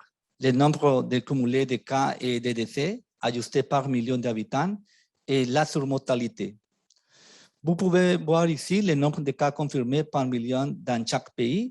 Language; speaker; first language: French; non-native, fluent; Spanish